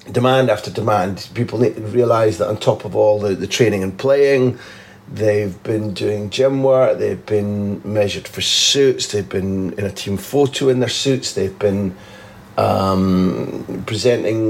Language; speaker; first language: English; native; English